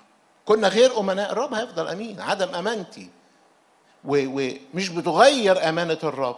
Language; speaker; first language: Arabic; native; Arabic